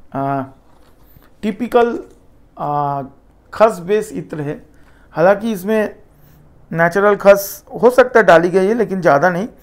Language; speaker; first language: Hindi; non-native, local second language; Bangla